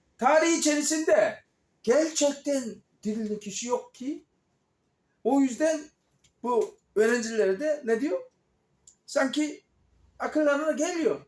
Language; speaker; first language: Turkish; non-native, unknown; Korean